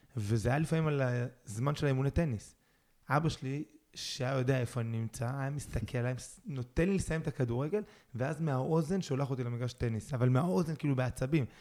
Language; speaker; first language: Hebrew; early bilingual, other home language; Spanish